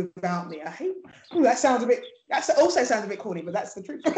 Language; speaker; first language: English; early bilingual, other home language; Yoruba